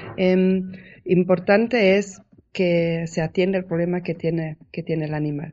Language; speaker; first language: Spanish; non-native, fluent; German